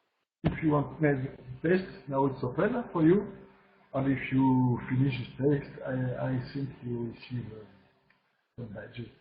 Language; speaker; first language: English; non-native, learner; French